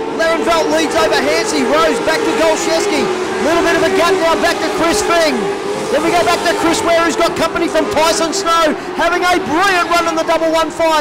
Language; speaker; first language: English; native; English